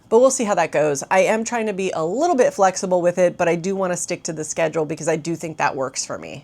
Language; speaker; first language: English; native; English